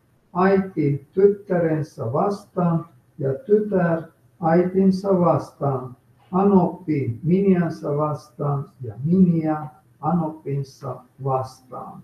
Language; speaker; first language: Finnish; non-native, fluent; Russian